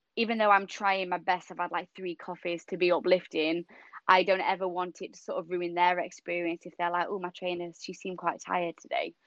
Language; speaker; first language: English; native; English